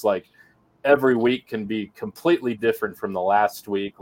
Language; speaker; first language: English; native; English